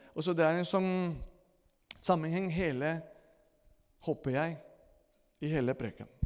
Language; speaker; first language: Norwegian; non-native, fluent; Spanish